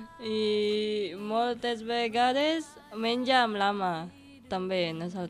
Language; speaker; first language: Catalan; non-native, learner; Indonesian